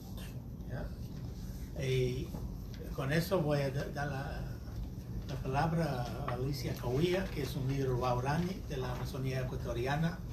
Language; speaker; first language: Spanish; non-native, fluent; English